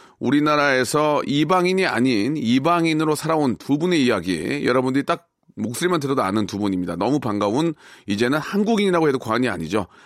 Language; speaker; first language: Korean; native; Korean